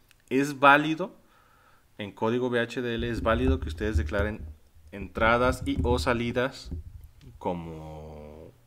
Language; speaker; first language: Spanish; native; Spanish